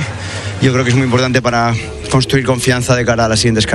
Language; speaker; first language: Spanish; native; Spanish